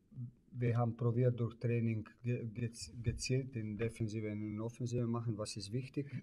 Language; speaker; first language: German; non-native, learner; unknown